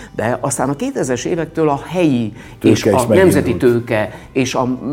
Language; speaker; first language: Hungarian; native; Hungarian